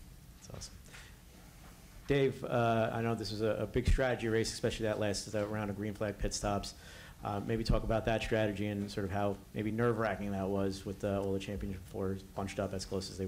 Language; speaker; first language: English; native; English